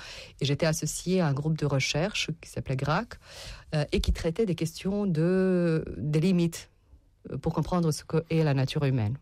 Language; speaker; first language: French; non-native, fluent; Serbian